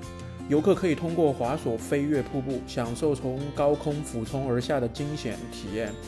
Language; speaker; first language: Chinese; native; Chinese